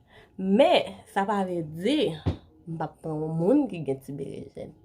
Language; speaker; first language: French; non-native, learner; Haitian Creole